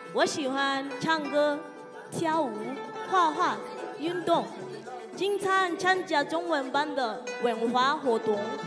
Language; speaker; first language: Chinese; non-native, learner; Southern Sotho